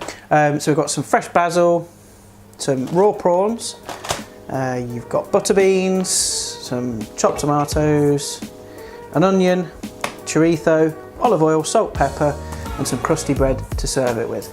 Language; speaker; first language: English; native; English